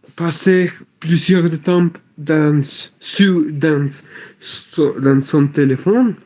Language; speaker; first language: French; non-native, learner; Spanish